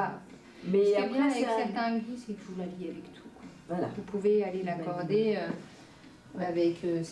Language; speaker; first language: French; native; French